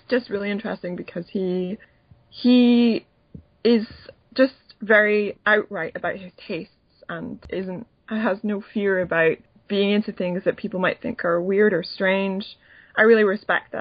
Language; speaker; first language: English; native; English